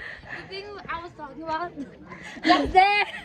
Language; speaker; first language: English; non-native, local second language; Nepali